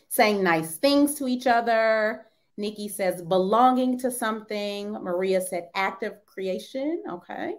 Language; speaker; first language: English; native; English